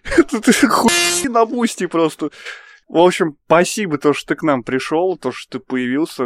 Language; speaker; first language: Russian; native; Russian